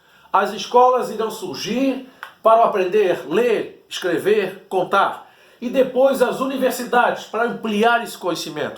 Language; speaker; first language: Portuguese; native; Portuguese